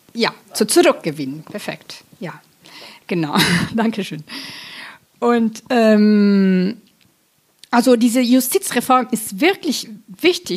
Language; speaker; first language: German; non-native, fluent; Italian